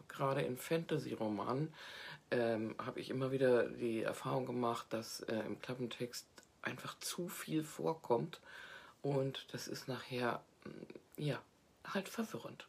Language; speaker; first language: German; native; German